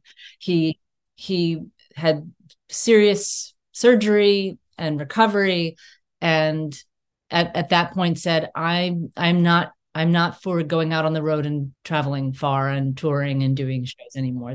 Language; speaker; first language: English; native; English